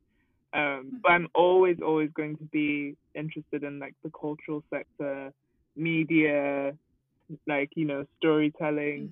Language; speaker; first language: English; non-native, local second language; Yoruba